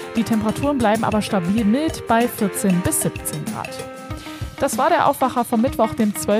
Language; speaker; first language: German; native; German